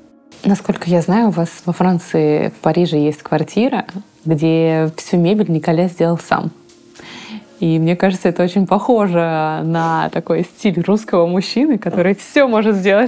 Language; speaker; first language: Russian; native; Russian